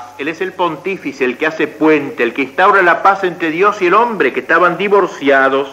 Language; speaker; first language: Spanish; native; Spanish